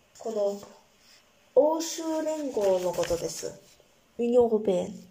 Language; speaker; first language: Japanese; non-native, fluent; Korean